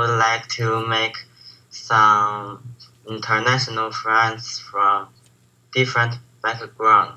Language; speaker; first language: English; non-native, learner; Chinese